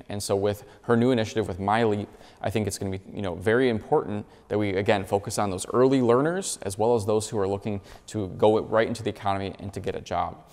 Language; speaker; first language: English; native; English